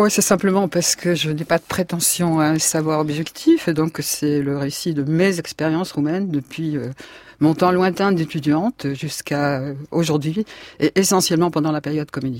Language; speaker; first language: French; native; French